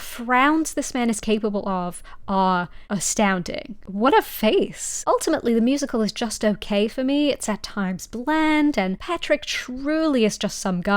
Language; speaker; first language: English; native; English